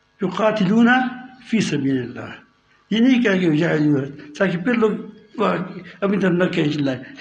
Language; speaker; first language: Urdu; non-native, local second language; Pashto